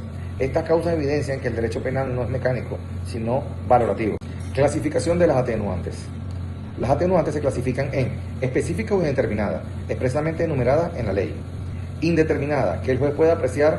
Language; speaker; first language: Spanish; native; Spanish